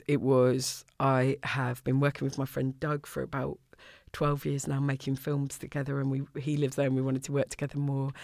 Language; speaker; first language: English; native; English